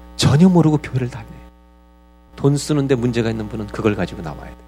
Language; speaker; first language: Korean; native; Korean